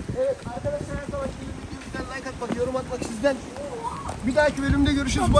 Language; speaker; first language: Turkish; native; Turkish